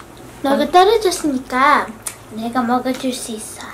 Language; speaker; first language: Korean; early bilingual, heritage; English